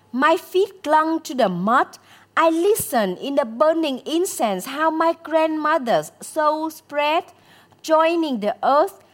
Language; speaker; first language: English; non-native, fluent; Vietnamese